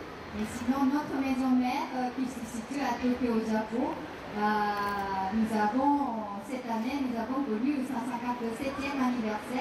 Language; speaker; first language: French; non-native, fluent; Japanese